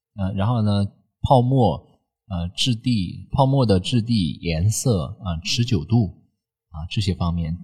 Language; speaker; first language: Chinese; native; Chinese